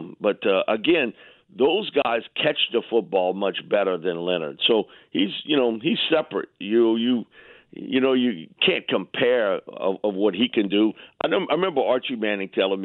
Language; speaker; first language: English; native; English